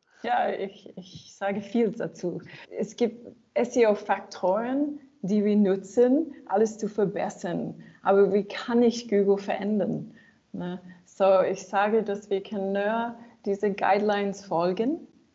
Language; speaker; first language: German; non-native, learner; English